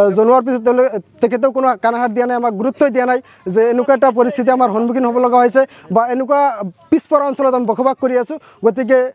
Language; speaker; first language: Assamese; non-native, local second language; Bangla